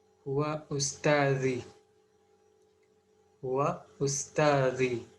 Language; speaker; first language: Arabic; non-native, fluent; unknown